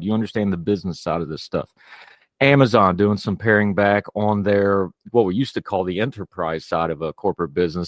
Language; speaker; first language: English; native; English